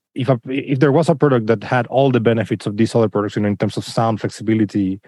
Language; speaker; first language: English; non-native, fluent; Spanish